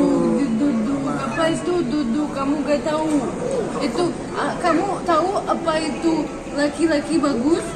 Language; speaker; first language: Indonesian; non-native, learner; Russian